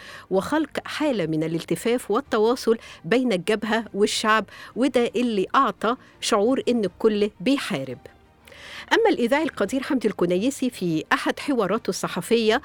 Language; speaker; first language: Arabic; native; Arabic